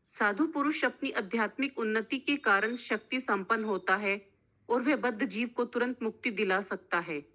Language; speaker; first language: Hindi; native; Hindi